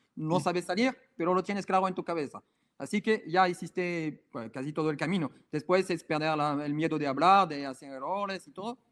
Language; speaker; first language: Spanish; non-native, fluent; French